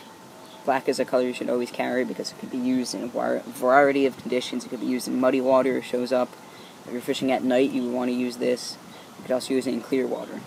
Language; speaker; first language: English; native; English